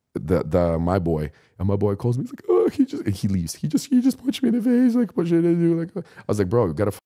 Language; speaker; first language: English; non-native, fluent; Ukrainian